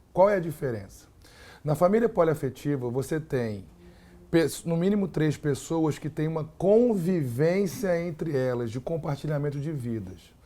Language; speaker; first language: Portuguese; native; Portuguese